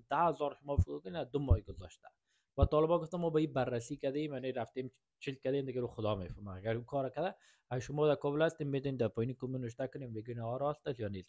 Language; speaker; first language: Persian; native; Persian